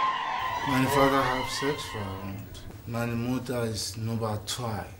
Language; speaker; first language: German; non-native, learner; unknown